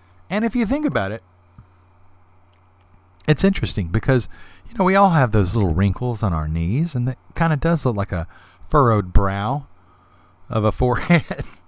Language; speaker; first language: English; native; English